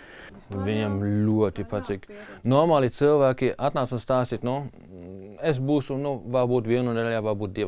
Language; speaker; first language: Latvian; non-native, learner; German